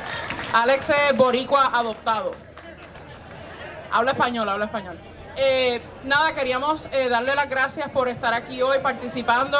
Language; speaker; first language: Spanish; native; Spanish